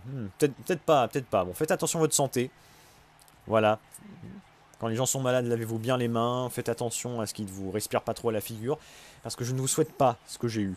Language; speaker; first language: French; native; French